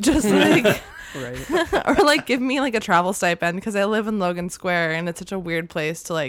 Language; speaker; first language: English; native; English